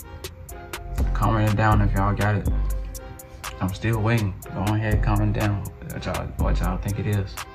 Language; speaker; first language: English; native; English